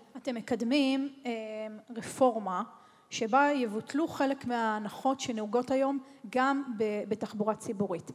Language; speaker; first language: Hebrew; native; Hebrew